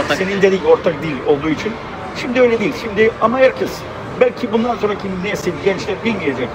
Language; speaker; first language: Turkish; early bilingual, heritage; Turkish